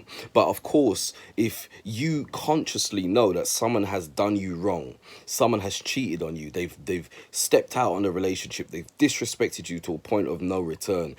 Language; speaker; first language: English; native; English